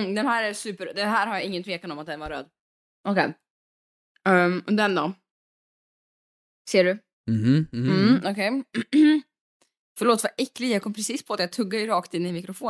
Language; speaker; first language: Swedish; native; Swedish